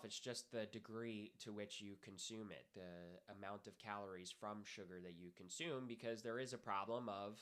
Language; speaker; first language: English; native; English